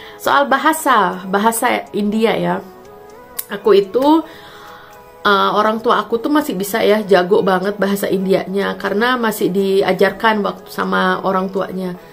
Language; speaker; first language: Indonesian; native; Indonesian